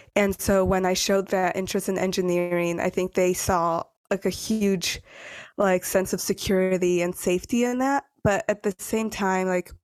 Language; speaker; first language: English; early bilingual, other home language; Spanish